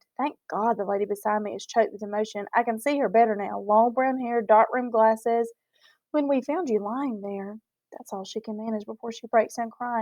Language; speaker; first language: English; native; English